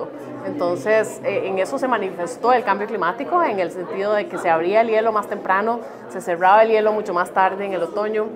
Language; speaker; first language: Spanish; native; Spanish